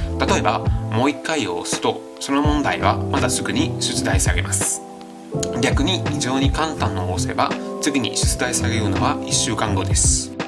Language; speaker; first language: Japanese; non-native, fluent; Italian